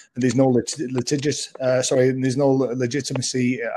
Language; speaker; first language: English; early bilingual, other home language; Maltese